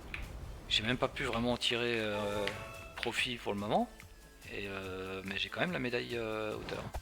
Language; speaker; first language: French; native; French